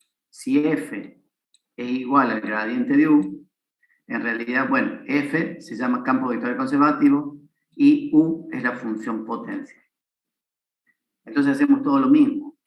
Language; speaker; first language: Spanish; native; Spanish